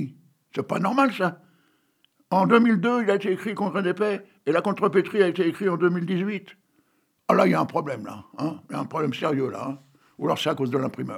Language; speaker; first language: French; native; French